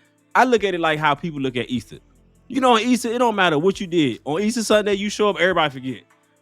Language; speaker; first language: English; native; English